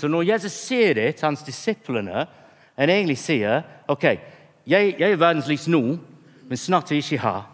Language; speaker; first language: Norwegian; non-native, fluent; English